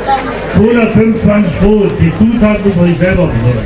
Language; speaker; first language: German; native; German